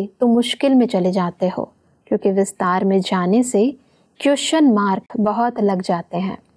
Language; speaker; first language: Hindi; native; Hindi